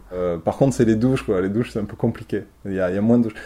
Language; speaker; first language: French; native; French